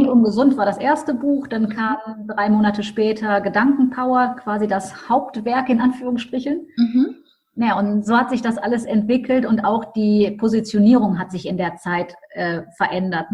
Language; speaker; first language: German; native; German